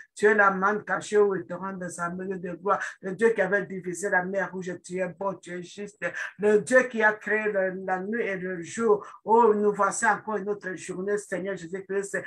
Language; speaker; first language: French; non-native, local second language; Lingala